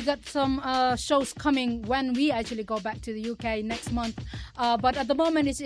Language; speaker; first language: English; non-native, local second language; Cebuano